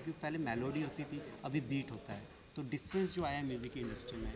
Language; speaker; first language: Hindi; native; Hindi